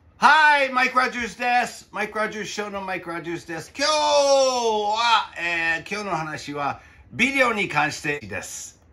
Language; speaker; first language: Japanese; non-native, fluent; English